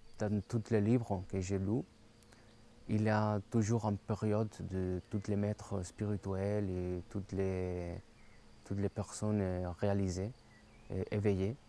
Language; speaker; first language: French; non-native, learner; Spanish